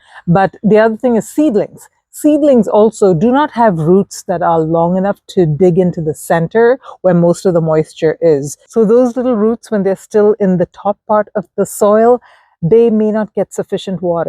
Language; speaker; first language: English; native; English